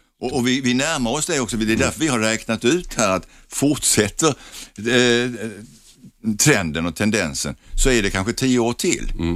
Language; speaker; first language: Swedish; native; Swedish